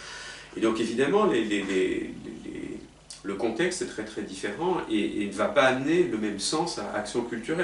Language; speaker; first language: French; native; French